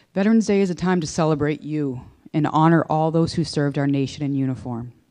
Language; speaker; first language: English; native; English